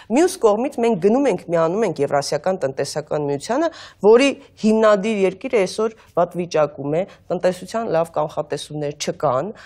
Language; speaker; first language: Armenian; native; Armenian